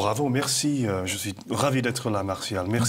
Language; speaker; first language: French; non-native, fluent; English